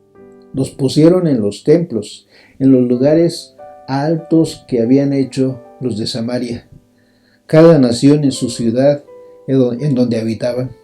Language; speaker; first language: Spanish; native; Spanish